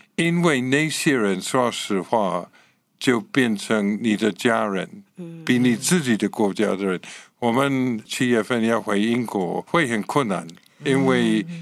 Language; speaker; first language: Chinese; non-native, fluent; English